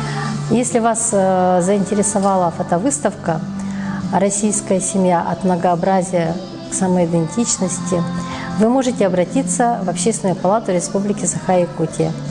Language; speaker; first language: Russian; native; Russian